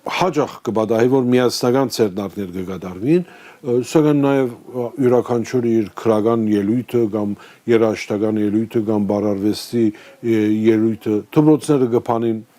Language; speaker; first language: Armenian; early bilingual, heritage; Armenian